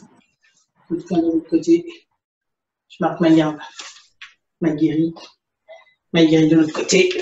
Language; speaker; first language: French; native; French